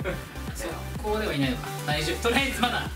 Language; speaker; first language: Japanese; native; Japanese